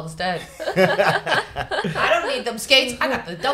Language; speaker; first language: English; non-native, local second language; Cantonese